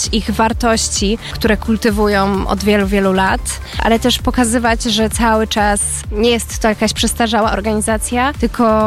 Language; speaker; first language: Polish; native; Polish